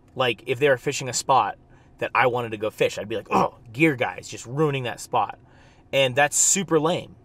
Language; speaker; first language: English; native; English